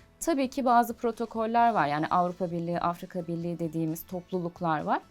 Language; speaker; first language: Turkish; native; Turkish